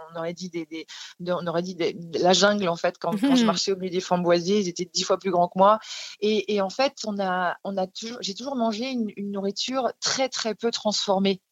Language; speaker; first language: French; native; French